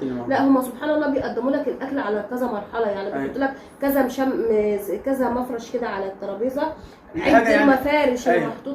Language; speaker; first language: Arabic; native; Arabic